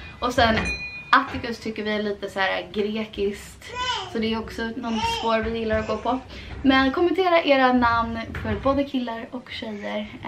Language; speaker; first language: Swedish; early bilingual, heritage; Swedish